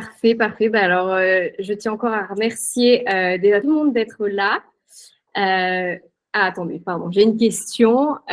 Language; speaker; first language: French; native; French